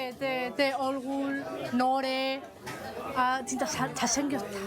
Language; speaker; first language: Korean; non-native, learner; Spanish